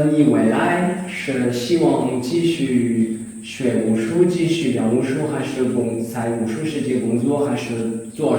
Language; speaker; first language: Chinese; non-native, learner; French